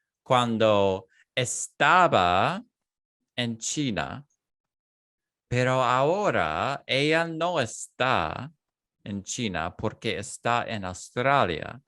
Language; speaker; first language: Spanish; non-native, learner; English